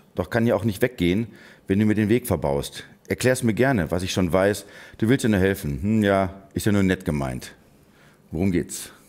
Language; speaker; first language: German; native; German